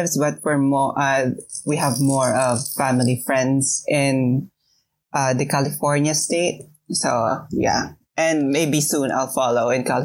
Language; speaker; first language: English; non-native, local second language; Filipino